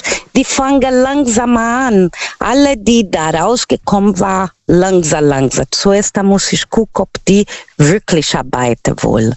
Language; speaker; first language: German; non-native, learner; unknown